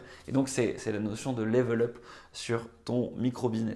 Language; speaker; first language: French; native; French